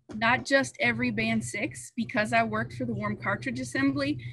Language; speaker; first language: English; native; English